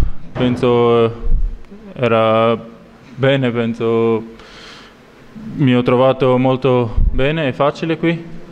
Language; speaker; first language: Italian; non-native, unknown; Albanian